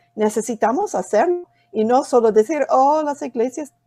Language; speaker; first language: Spanish; non-native, fluent; English